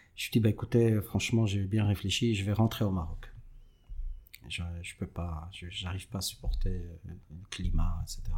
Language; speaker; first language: French; non-native, local second language; Arabic